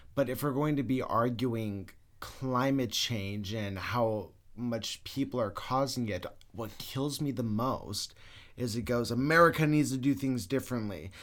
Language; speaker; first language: English; native; English